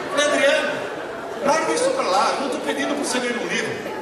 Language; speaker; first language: Portuguese; early bilingual, other home language; Italian